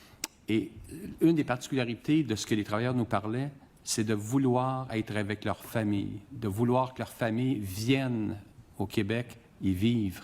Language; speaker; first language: French; native; French